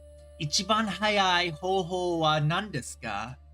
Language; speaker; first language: Japanese; non-native, learner; English